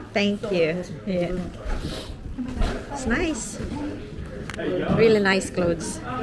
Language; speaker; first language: English; non-native, learner; Filipino